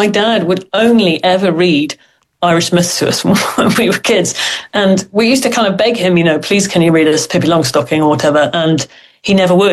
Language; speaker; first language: English; native; English